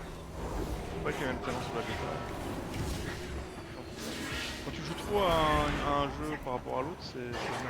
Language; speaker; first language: French; native; French